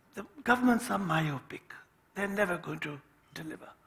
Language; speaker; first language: English; non-native, local second language; Hindi